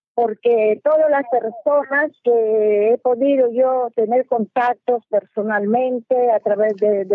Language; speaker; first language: Spanish; native; Spanish